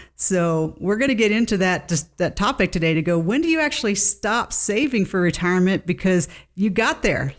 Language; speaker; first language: English; native; English